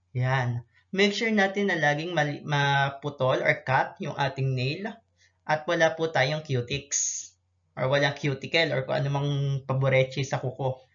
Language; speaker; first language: Filipino; native; Filipino